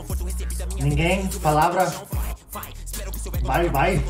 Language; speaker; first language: Portuguese; non-native, learner; English